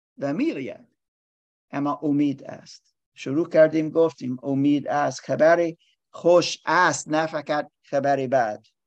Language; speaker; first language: Persian; non-native, learner; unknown